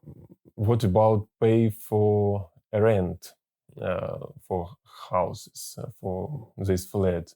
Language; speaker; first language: English; non-native, learner; Russian